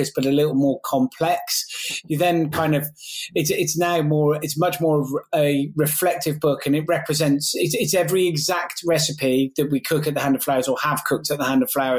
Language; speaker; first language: English; native; English